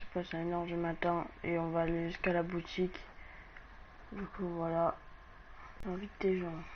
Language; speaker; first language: French; native; French